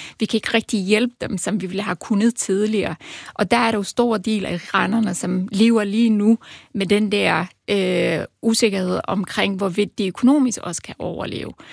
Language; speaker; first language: Danish; early bilingual, other home language; Persian